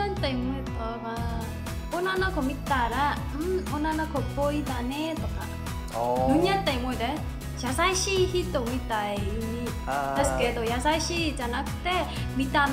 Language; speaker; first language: Japanese; non-native, learner; Burmese